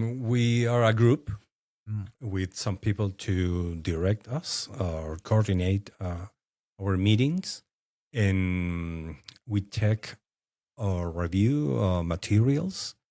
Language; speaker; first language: English; non-native, fluent; Spanish